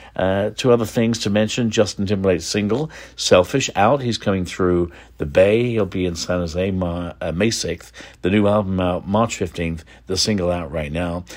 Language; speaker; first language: English; native; English